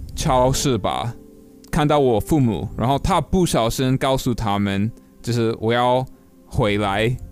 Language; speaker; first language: Chinese; non-native, fluent; English